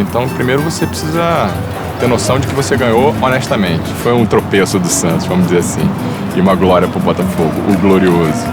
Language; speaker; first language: Portuguese; native; Portuguese